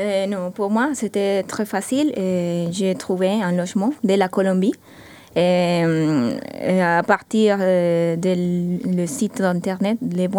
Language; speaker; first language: French; non-native, fluent; Spanish